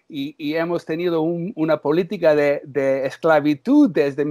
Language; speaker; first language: Spanish; early bilingual, heritage; English